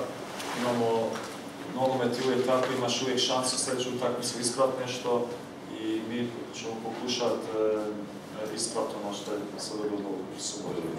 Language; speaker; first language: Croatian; early bilingual, heritage; Croatian